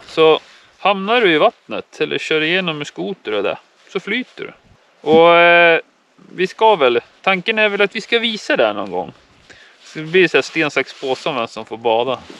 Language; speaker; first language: Swedish; native; Swedish